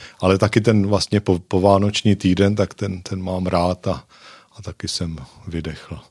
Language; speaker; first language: Czech; native; Czech